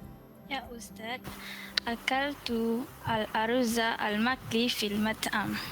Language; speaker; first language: Arabic; non-native, learner; Malay